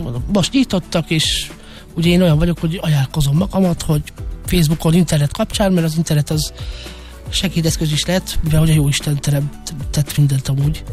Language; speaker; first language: Hungarian; native; Hungarian